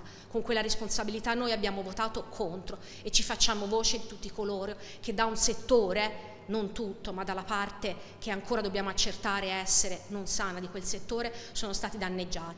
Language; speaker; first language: Italian; native; Italian